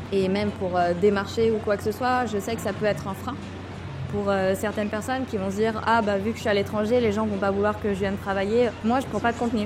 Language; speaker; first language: French; native; French